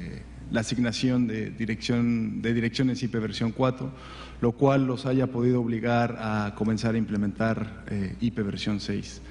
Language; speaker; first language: Spanish; native; Spanish